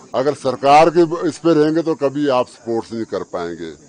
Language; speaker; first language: Hindi; native; Hindi